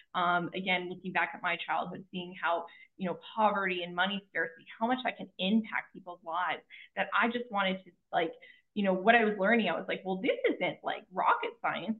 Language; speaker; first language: English; native; English